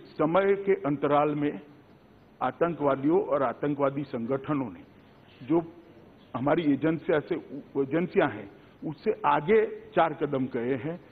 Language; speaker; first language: Hindi; non-native, local second language; Gujarati